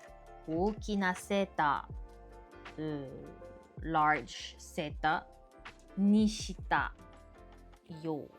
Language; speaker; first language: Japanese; non-native, learner; French